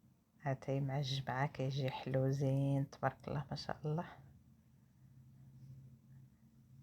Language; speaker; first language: Arabic; native; Arabic